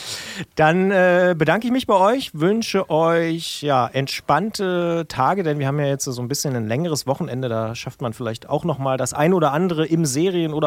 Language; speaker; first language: German; native; German